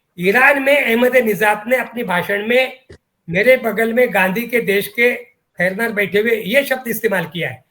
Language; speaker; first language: Hindi; non-native, local second language; Marathi